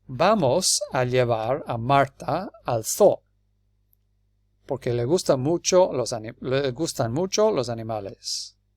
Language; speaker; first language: Spanish; non-native, fluent; English